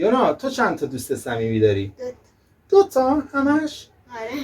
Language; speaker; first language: Polish; non-native, learner; Persian